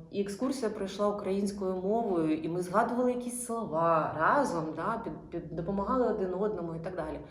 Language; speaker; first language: Ukrainian; non-native, local second language; Russian